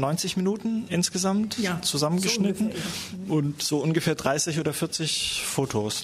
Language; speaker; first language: German; native; German